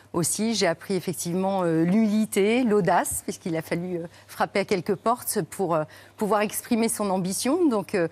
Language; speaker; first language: French; native; French